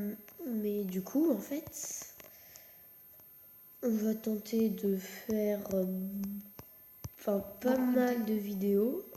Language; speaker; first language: French; native; French